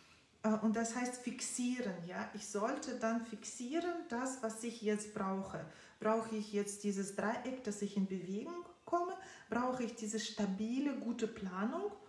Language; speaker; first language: German; non-native, fluent; Russian